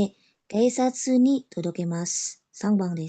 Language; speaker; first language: Japanese; non-native, learner; Indonesian